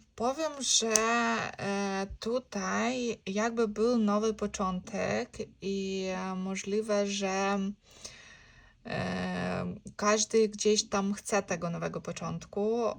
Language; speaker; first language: Polish; non-native, learner; Ukrainian